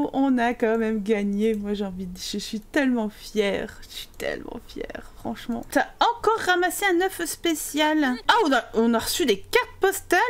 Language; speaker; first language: French; native; French